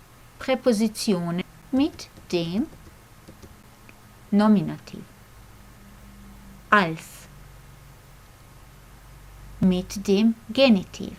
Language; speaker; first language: German; non-native, fluent; Croatian